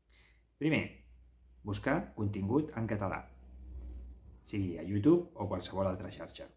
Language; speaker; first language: Catalan; native; Catalan